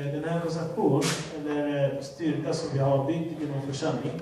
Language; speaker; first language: Swedish; non-native, fluent; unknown